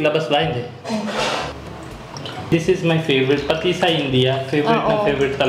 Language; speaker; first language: Filipino; non-native, learner; Punjabi